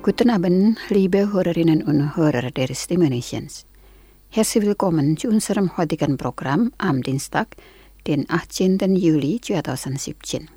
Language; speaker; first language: German; non-native, fluent; Indonesian